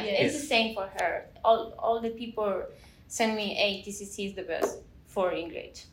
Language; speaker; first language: English; non-native, learner; Spanish